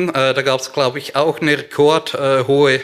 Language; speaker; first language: German; native; German